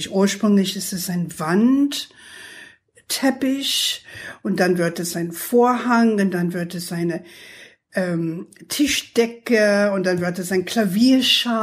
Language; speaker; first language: German; non-native, fluent; English